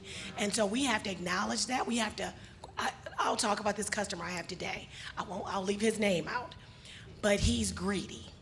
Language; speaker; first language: English; native; English